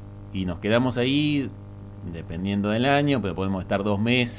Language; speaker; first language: Spanish; native; Spanish